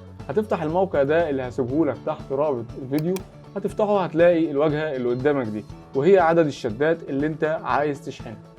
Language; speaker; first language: Arabic; native; Arabic